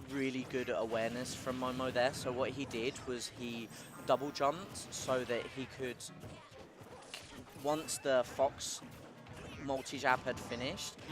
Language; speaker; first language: English; native; English